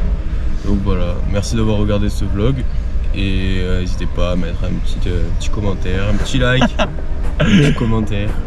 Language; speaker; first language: French; native; French